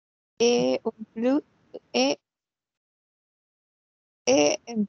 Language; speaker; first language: French; non-native, learner; Spanish